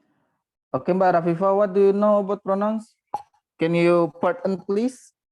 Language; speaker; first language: English; non-native, learner; Indonesian